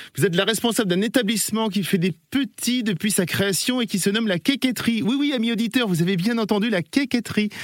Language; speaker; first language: French; native; French